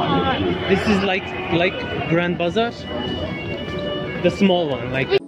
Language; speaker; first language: English; non-native, fluent; Turkish